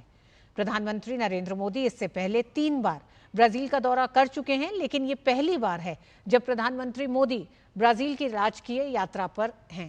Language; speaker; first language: Hindi; native; Hindi